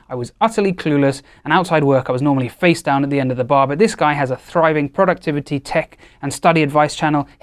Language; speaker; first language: English; native; English